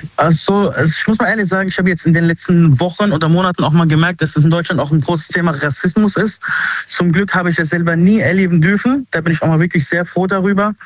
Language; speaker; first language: German; early bilingual, other home language; Arabic